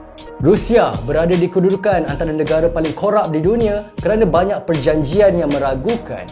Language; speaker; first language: Malay; native; Malay